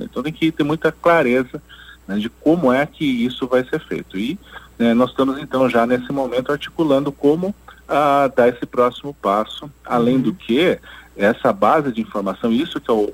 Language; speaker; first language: Portuguese; native; Portuguese